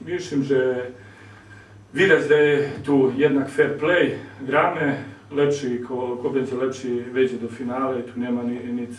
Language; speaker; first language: Polish; non-native, learner; Serbian